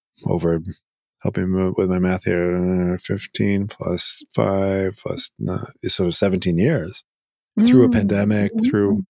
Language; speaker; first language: English; native; English